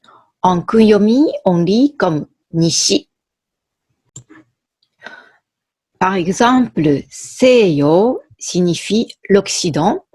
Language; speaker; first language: French; non-native, fluent; Japanese